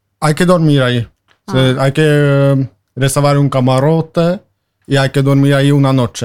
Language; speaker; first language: Spanish; non-native, fluent; Norwegian